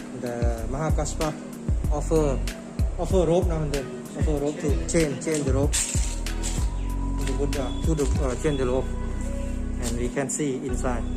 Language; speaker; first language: English; non-native, learner; Thai